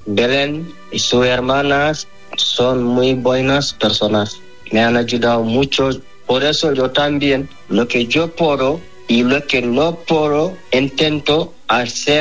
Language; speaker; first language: Spanish; non-native, learner; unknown